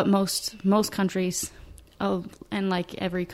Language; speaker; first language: English; native; English